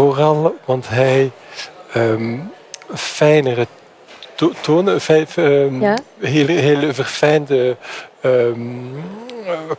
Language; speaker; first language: Dutch; non-native, fluent; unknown